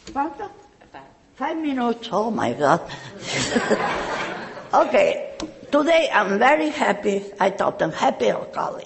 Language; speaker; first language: English; non-native, learner; Catalan